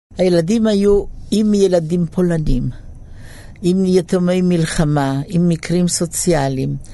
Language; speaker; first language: Hebrew; early bilingual, other home language; Polish